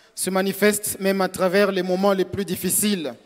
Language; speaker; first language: French; non-native, local second language; Swahili